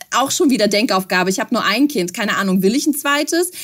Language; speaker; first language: German; early bilingual, other home language; Russian